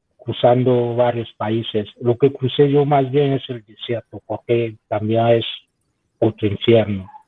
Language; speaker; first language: Spanish; non-native, fluent; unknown